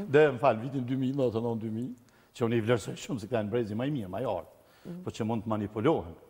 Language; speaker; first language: Albanian; native; Albanian